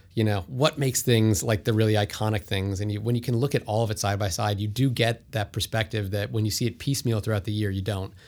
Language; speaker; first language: English; native; English